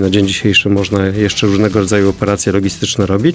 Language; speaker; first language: Polish; native; Polish